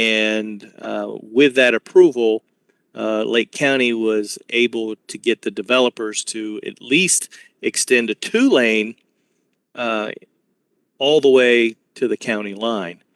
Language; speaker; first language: English; native; English